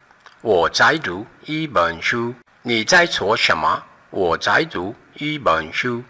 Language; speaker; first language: Chinese; non-native, fluent; Portuguese